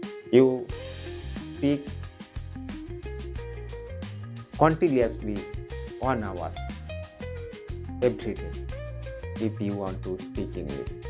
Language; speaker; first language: English; non-native, learner; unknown